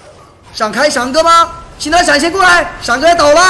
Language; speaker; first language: Chinese; native; Chinese